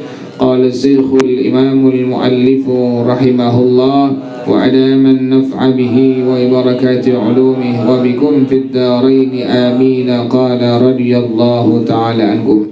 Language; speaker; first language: Arabic; non-native, fluent; Indonesian